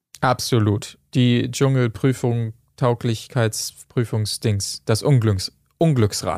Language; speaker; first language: German; native; German